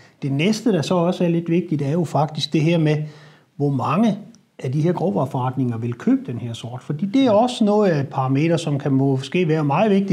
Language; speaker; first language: Danish; native; Danish